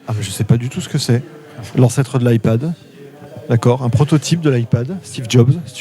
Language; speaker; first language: French; native; French